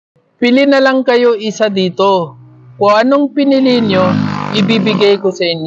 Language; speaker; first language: Filipino; non-native, learner; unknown